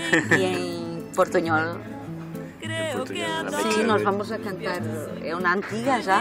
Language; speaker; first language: Spanish; non-native, learner; Portuguese